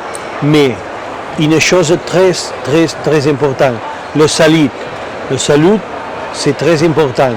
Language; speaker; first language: French; non-native, learner; Catalan